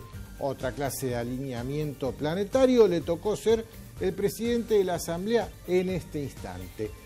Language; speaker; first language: Spanish; native; Spanish